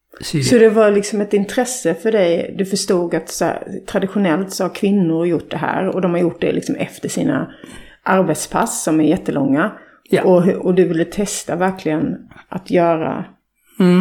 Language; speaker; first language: Swedish; native; Swedish